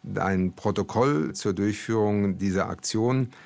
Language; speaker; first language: German; early bilingual, other home language; Portuguese